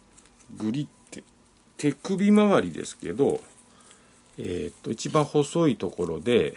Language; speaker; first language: Japanese; native; Japanese